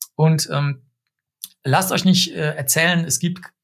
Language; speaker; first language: German; native; German